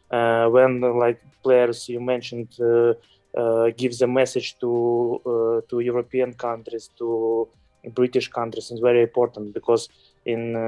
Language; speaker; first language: English; non-native, fluent; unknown